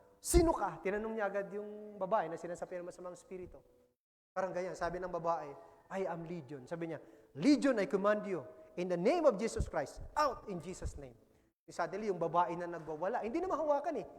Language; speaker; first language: Filipino; non-native, local second language; Masbatenyo